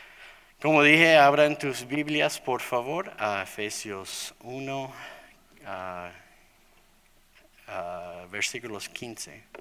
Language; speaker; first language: Spanish; non-native, fluent; English